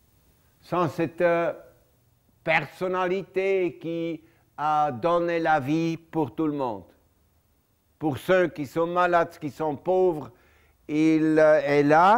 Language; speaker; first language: French; non-native, local second language; German